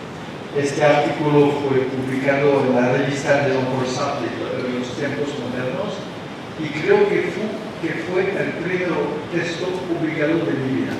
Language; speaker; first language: Spanish; non-native, learner; French